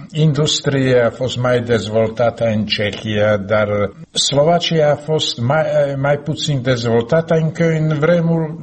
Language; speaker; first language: Romanian; non-native, learner; Slovak